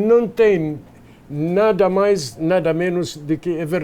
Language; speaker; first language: Portuguese; non-native, fluent; Arabic